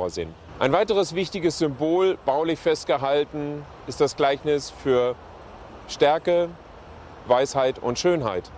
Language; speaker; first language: German; native; German